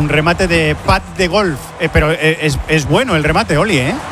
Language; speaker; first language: Spanish; native; Spanish